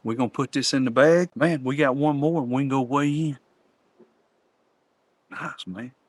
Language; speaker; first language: English; native; English